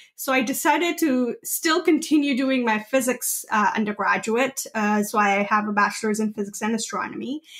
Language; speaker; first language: English; non-native, local second language; Gujarati